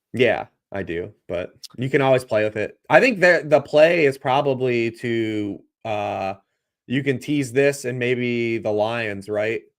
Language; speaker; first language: English; native; English